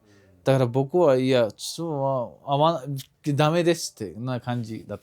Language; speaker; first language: Japanese; non-native, fluent; Kashmiri